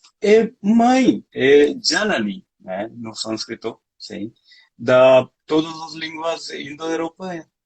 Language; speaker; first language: Portuguese; non-native, fluent; Hindi